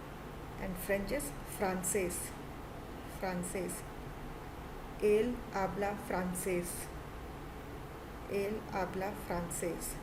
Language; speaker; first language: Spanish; non-native, fluent; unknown